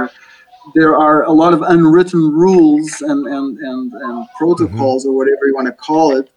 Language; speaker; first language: English; non-native, fluent; Portuguese